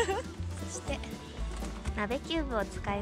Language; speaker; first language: Japanese; native; Japanese